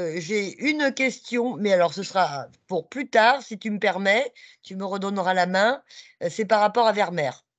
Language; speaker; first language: French; native; French